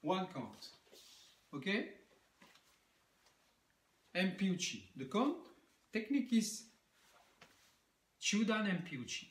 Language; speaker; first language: English; non-native, learner; French